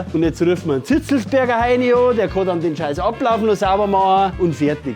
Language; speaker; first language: German; native; German